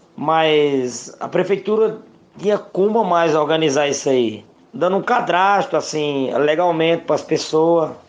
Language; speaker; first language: Portuguese; native; Portuguese